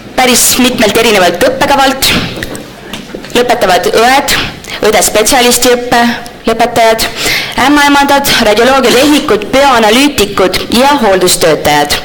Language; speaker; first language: Estonian; native; Estonian